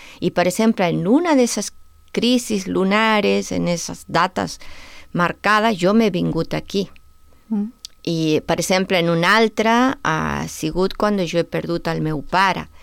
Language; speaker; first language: Catalan; non-native, fluent; Spanish